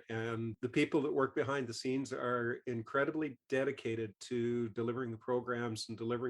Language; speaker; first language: English; native; English